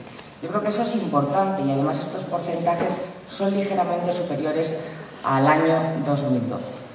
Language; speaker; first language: Spanish; native; Spanish